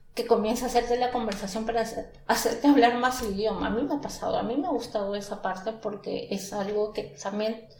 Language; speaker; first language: Spanish; native; Spanish